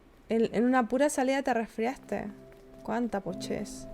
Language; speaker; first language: Spanish; native; Spanish